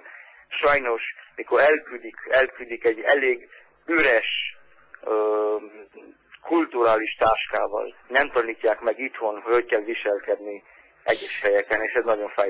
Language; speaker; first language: Hungarian; early bilingual, heritage; Hungarian